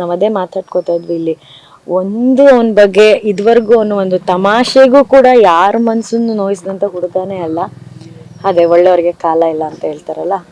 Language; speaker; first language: Kannada; native; Kannada